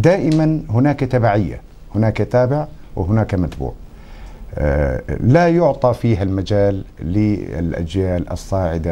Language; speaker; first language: Arabic; native; Arabic